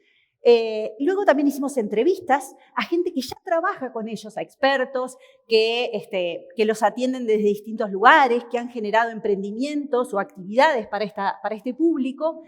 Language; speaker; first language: Spanish; native; Spanish